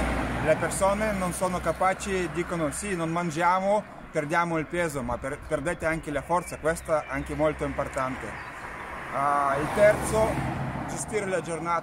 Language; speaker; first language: Italian; non-native, fluent; Russian